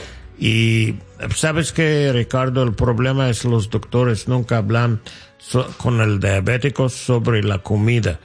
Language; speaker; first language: Spanish; non-native, fluent; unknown